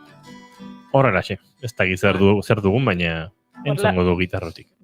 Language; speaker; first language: Basque; native; Basque